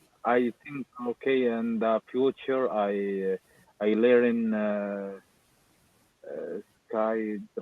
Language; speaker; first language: English; non-native, learner; Arabic